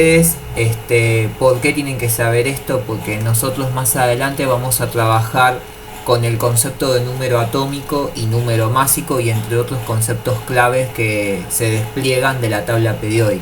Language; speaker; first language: Spanish; native; Spanish